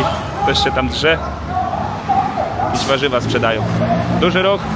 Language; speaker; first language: Polish; native; Polish